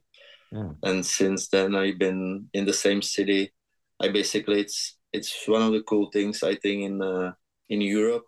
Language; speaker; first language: English; non-native, fluent; Czech